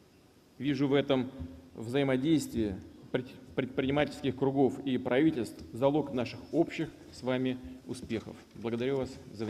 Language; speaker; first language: Russian; native; Russian